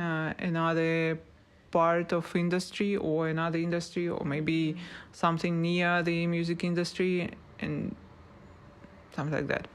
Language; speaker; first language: English; non-native, learner; Russian